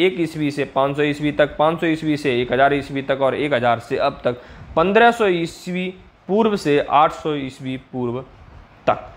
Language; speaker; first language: Hindi; native; Hindi